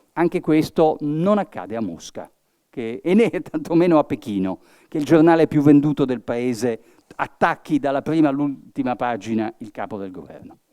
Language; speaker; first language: Italian; early bilingual, heritage; Italian